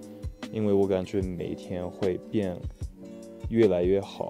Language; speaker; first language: Chinese; non-native, fluent; English